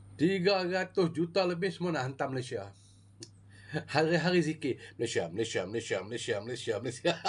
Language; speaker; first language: Malay; native; Malay